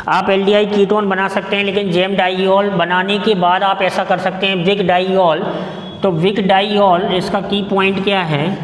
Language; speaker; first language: Hindi; native; Hindi